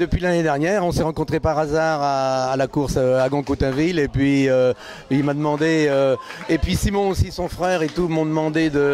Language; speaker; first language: French; native; French